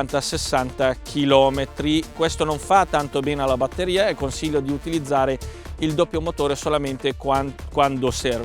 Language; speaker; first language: Italian; native; Italian